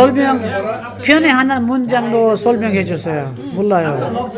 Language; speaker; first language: Korean; non-native, learner; Urdu